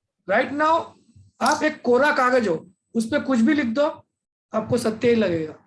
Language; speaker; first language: Hindi; native; Hindi